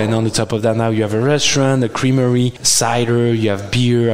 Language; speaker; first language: English; non-native, fluent; French